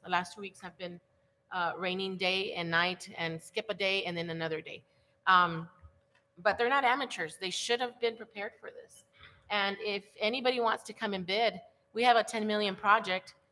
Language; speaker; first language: English; early bilingual, other home language; Spanish